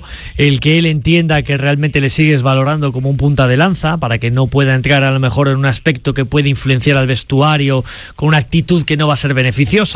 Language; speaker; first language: Spanish; native; Spanish